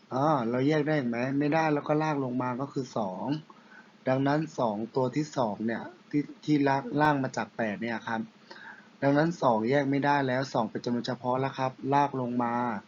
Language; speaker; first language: Thai; non-native, local second language; Pattani Malay